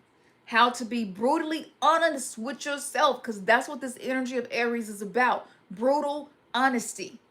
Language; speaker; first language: English; native; English